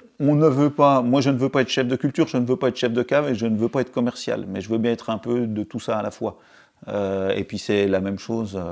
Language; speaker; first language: French; native; French